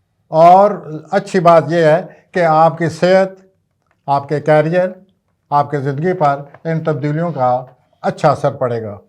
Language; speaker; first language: Urdu; native; Urdu